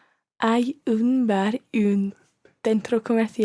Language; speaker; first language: Spanish; non-native, learner; English